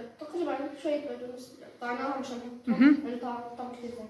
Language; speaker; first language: Arabic; native; Arabic